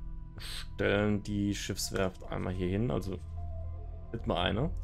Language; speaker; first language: German; native; German